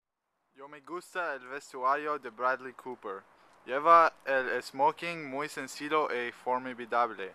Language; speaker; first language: Spanish; non-native, learner; English